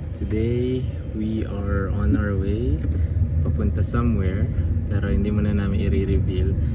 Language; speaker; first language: Filipino; native; Filipino